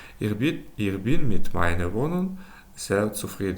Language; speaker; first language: German; non-native, fluent; Ukrainian